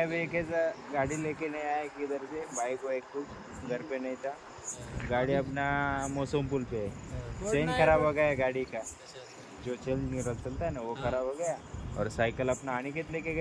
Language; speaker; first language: Hindi; non-native, local second language; Marathi